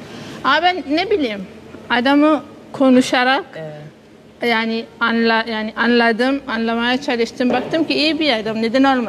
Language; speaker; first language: Turkish; non-native, fluent; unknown